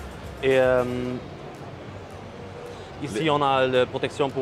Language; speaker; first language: French; non-native, learner; German